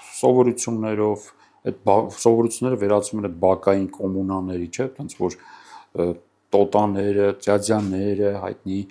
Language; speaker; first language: Armenian; native; Armenian